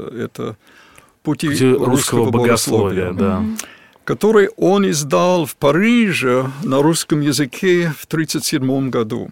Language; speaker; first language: Russian; non-native, fluent; English